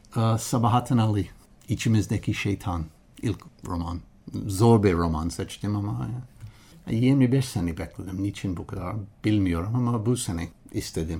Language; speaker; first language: Turkish; non-native, learner; English